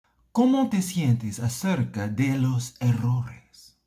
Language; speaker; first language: Spanish; non-native, learner; English